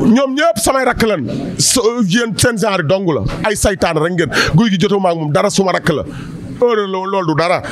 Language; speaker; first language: Wolof; native; Wolof